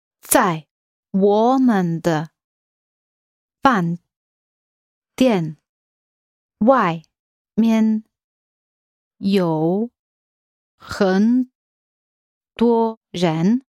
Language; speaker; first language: Chinese; non-native, learner; English